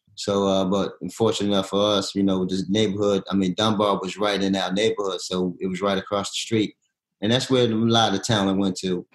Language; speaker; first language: English; native; English